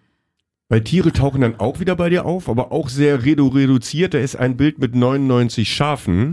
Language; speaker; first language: German; native; German